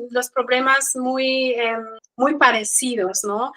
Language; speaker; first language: Spanish; non-native, fluent; Kikuyu